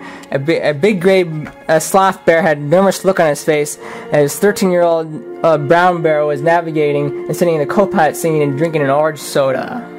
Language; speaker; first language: English; native; English